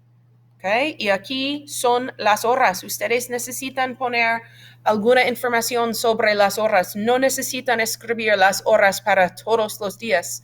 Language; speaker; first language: Spanish; non-native, fluent; English